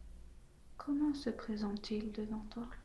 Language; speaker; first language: French; native; French